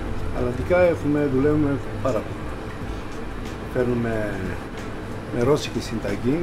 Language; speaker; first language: Greek; non-native, fluent; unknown